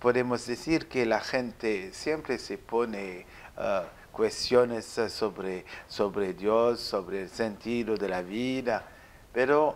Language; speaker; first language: Spanish; non-native, learner; French